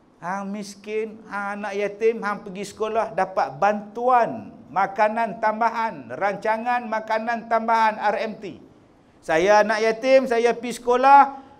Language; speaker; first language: Malay; native; Malay